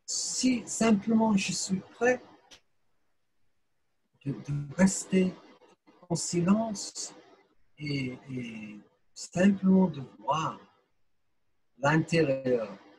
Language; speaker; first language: French; non-native, fluent; English